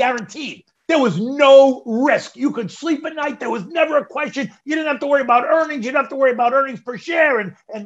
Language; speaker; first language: English; native; English